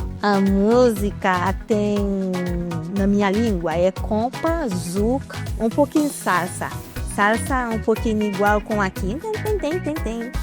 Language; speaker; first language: Portuguese; non-native, learner; Haitian Creole